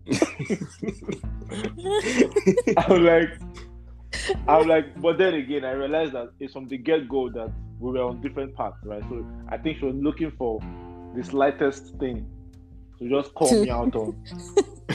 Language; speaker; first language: English; non-native, local second language; Yoruba